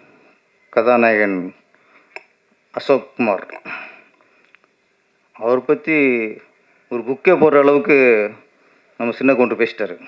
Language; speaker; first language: Tamil; native; Tamil